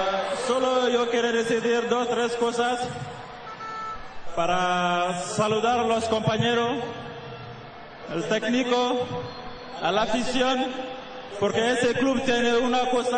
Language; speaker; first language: Spanish; non-native, learner; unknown